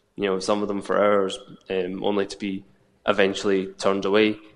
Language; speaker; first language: English; native; English